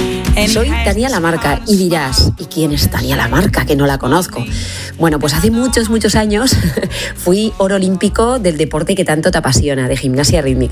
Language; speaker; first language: Spanish; native; Spanish